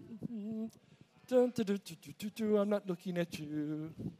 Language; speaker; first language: English; native; English